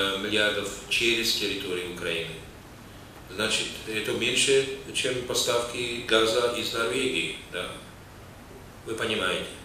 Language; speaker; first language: Russian; non-native, fluent; Czech